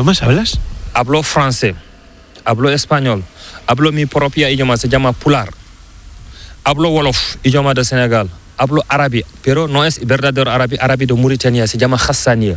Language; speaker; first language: Spanish; non-native, learner; Fula